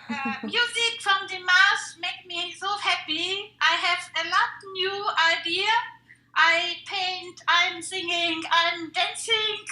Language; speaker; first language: English; non-native, learner; Russian